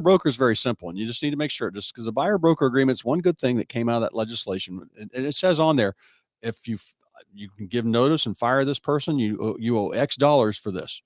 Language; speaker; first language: English; native; English